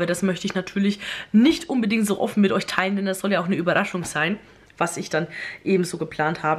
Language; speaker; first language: German; native; German